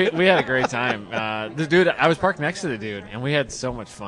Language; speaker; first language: English; native; English